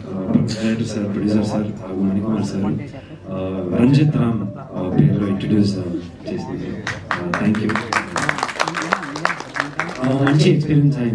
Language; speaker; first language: Telugu; non-native, learner; Kannada